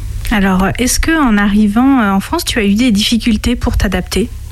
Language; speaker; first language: French; native; French